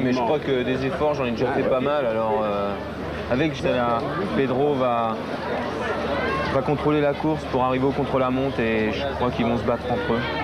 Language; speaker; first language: French; native; French